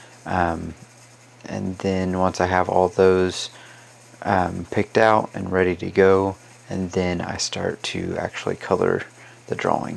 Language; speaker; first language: English; native; English